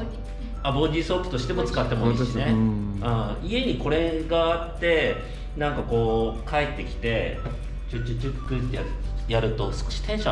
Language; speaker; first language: Japanese; native; Japanese